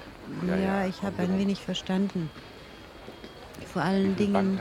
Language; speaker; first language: German; native; German